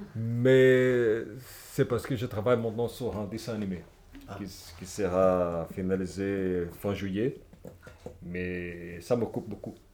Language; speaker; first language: French; non-native, fluent; Portuguese